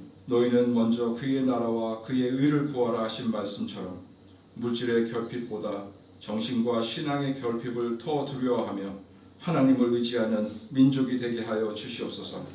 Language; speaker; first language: Korean; native; Korean